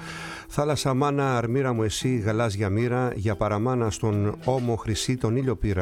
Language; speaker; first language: Greek; native; Greek